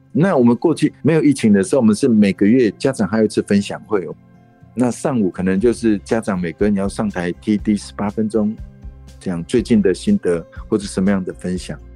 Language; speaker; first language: Chinese; non-native, local second language; Amis